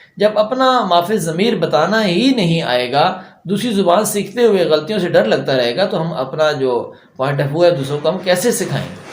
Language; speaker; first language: Urdu; native; Urdu